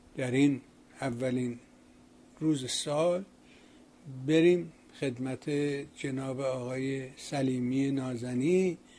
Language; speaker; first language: Persian; native; Persian